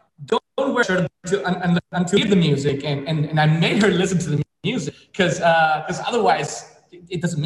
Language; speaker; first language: English; non-native, fluent; Spanish